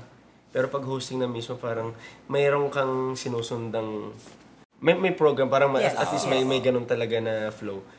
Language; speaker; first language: Filipino; native; Filipino